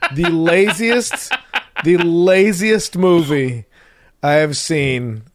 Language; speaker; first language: English; native; English